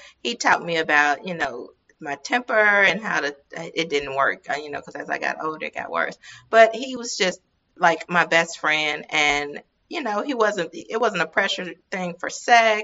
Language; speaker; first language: English; native; English